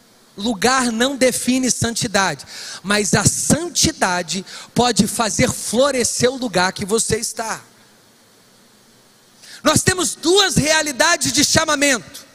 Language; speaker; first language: Portuguese; native; Portuguese